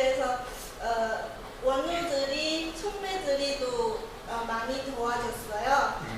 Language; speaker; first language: Korean; non-native, learner; Chinese